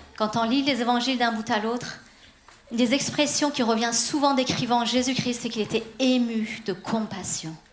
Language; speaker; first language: French; early bilingual, other home language; Persian